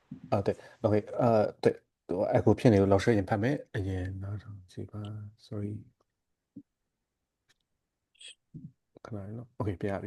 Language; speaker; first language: Chinese; non-native, fluent; Burmese